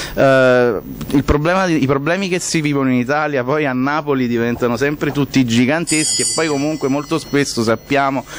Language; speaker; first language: Italian; native; Italian